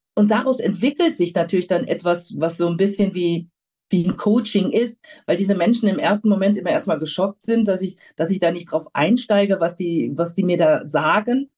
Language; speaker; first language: German; native; German